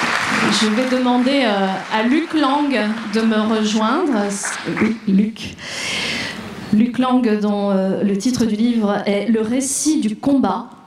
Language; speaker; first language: French; native; French